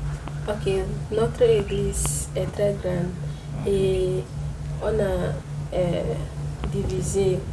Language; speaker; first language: French; non-native, learner; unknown